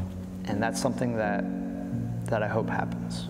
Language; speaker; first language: English; native; English